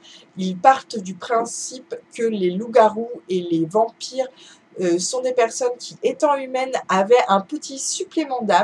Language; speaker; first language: French; native; French